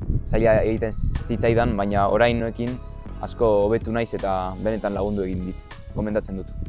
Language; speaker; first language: Basque; non-native, local second language; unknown